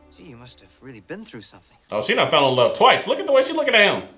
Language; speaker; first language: English; native; English